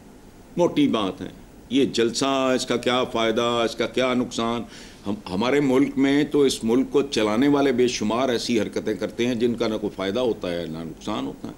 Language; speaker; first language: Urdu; non-native, local second language; Punjabi